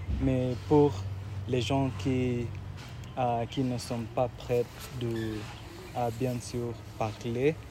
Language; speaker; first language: French; non-native, learner; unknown